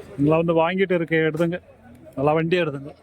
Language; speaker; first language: Tamil; native; Tamil